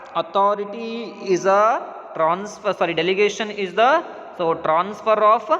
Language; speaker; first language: English; non-native, local second language; Kannada